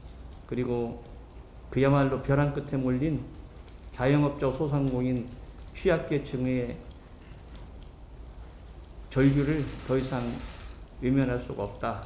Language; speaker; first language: Korean; native; Korean